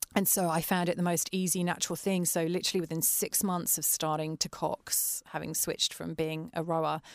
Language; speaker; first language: English; native; English